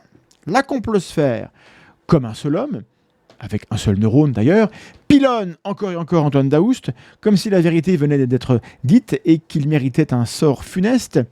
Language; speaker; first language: French; native; French